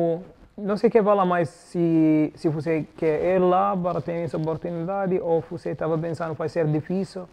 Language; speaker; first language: Portuguese; non-native, learner; Arabic